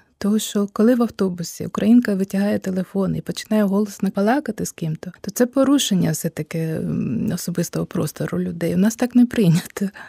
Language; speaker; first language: Ukrainian; early bilingual, heritage; Ukrainian